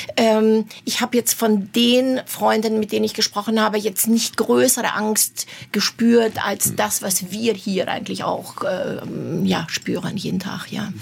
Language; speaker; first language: German; non-native, fluent; Romanian